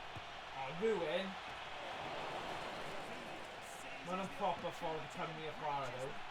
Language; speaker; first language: Welsh; native; Welsh